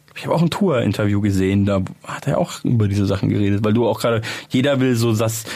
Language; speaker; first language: German; native; German